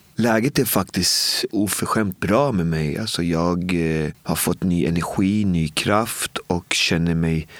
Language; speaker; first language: Swedish; native; Swedish